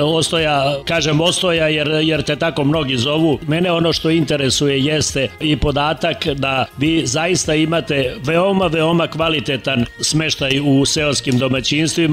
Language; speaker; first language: Serbian; native; Serbian